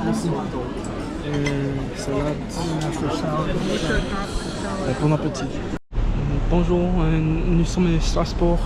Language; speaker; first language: French; non-native, learner; English